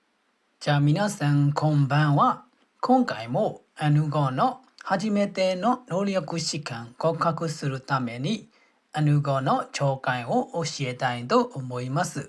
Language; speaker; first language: Japanese; non-native, fluent; Burmese